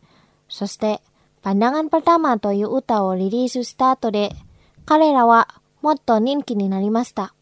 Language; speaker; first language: Japanese; non-native, fluent; Indonesian